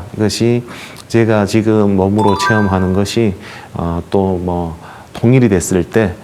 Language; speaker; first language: Korean; native; Korean